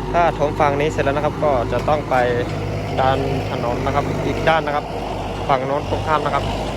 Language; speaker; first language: Thai; native; Thai